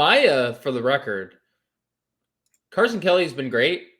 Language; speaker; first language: English; native; English